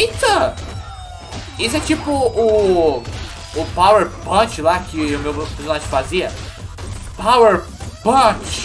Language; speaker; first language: Portuguese; native; Portuguese